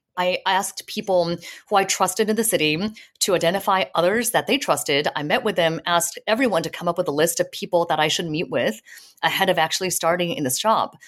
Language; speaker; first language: English; native; English